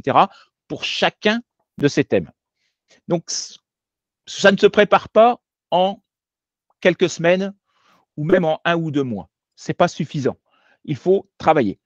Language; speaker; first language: French; native; French